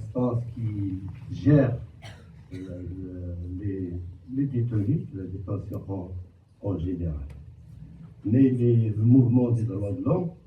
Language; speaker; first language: French; non-native, local second language; Arabic